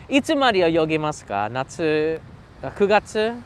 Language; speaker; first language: Japanese; non-native, learner; English